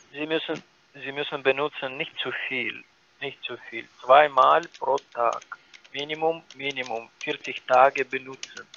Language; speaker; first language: German; non-native, learner; Ukrainian